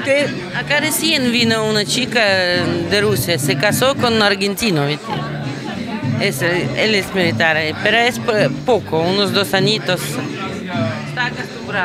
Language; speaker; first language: Spanish; non-native, learner; Russian